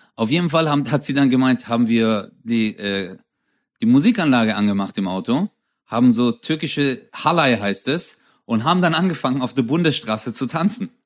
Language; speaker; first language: German; early bilingual, other home language; Turkish